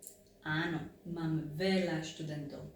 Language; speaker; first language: Slovak; non-native, learner; Spanish